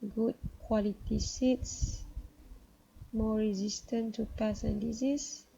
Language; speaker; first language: English; non-native, local second language; Malay